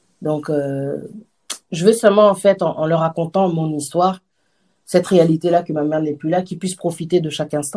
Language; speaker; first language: French; native; French